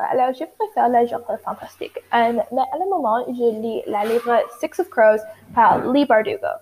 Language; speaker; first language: French; non-native, learner; English